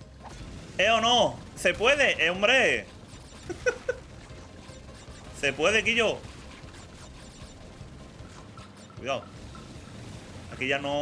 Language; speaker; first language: Spanish; native; Spanish